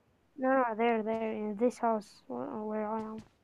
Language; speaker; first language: English; non-native, learner; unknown